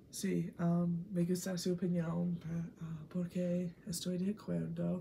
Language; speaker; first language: Spanish; non-native, learner; English